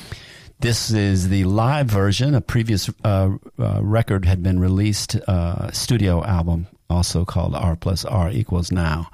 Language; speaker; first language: English; native; English